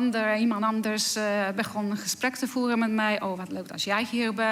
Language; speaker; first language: Dutch; non-native, fluent; Polish